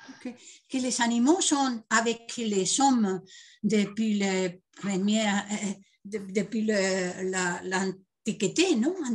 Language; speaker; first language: French; non-native, fluent; Spanish